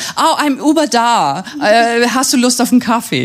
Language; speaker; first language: German; native; German